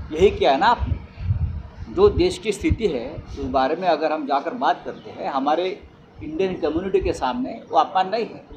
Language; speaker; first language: Hindi; non-native, local second language; Marathi